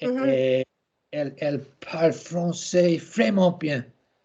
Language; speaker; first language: French; non-native, learner; English